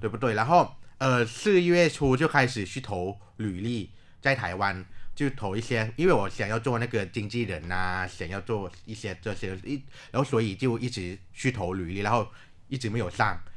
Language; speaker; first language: Chinese; non-native, fluent; Thai